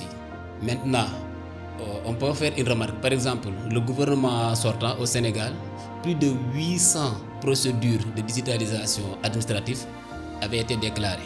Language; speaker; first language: French; non-native, local second language; Wolof